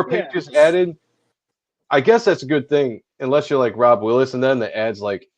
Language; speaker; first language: English; native; English